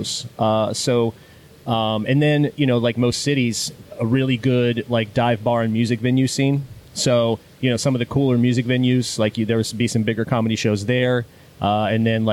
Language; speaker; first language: English; native; English